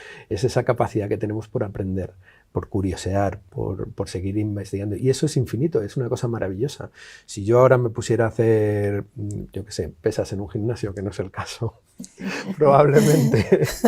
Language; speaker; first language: Spanish; native; Spanish